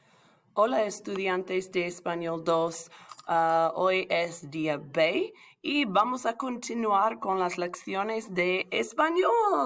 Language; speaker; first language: Spanish; non-native, fluent; English